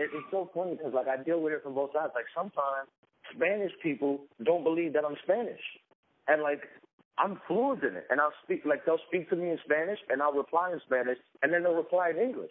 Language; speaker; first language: English; native; English